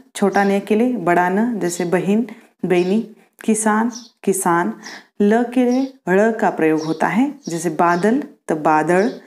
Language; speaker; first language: Hindi; non-native, local second language; Marathi